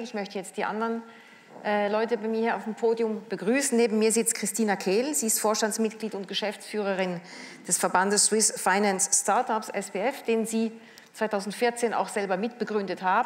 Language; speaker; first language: German; native; German